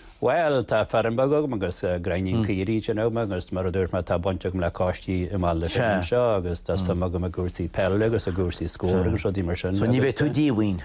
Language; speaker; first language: Irish; native; Irish